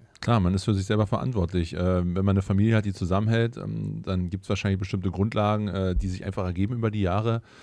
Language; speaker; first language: German; native; German